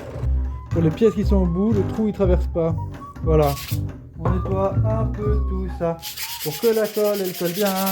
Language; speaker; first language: French; native; French